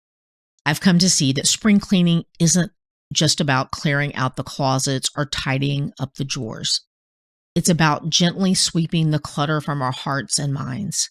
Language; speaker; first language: English; native; English